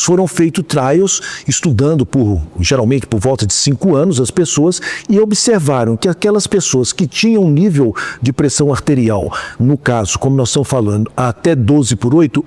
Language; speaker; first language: Portuguese; native; Portuguese